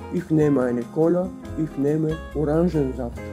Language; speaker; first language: German; non-native, fluent; Bulgarian